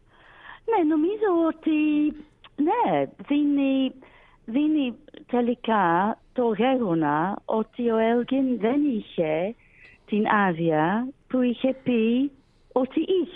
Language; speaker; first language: Greek; non-native, learner; English